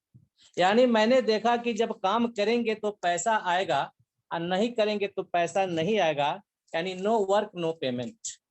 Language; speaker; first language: Hindi; native; Hindi